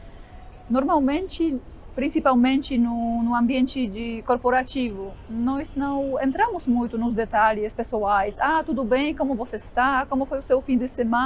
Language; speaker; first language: Portuguese; non-native, fluent; Polish